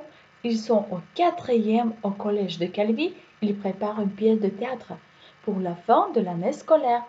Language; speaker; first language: French; non-native, fluent; Uzbek